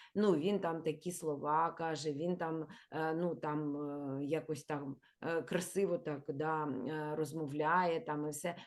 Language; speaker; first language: Ukrainian; non-native, local second language; Russian